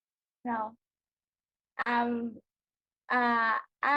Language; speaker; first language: English; non-native, learner; Vietnamese